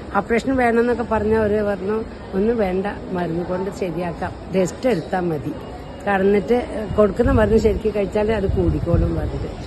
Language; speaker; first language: Malayalam; early bilingual, heritage; Malayalam